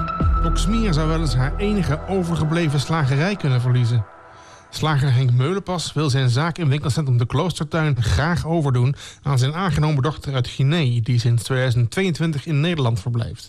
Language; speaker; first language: Dutch; native; Dutch